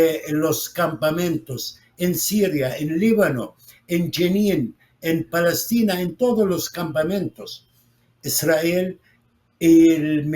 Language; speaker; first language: Spanish; non-native, fluent; Arabic